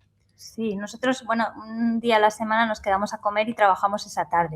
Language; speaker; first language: Spanish; native; Spanish